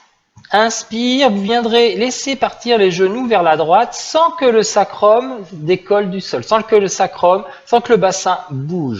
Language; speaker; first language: French; native; French